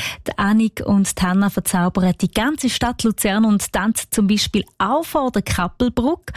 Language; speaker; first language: German; native; German